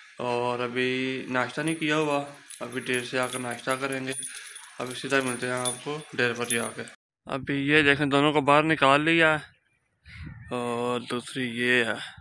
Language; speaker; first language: Hindi; non-native, local second language; Punjabi